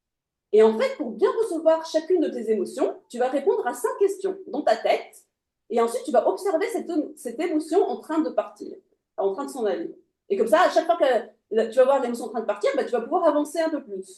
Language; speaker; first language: French; native; French